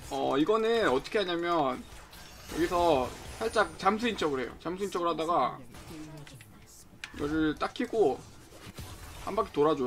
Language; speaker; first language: Korean; native; Korean